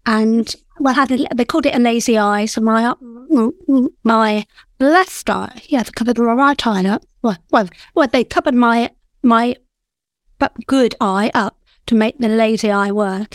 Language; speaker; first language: English; native; English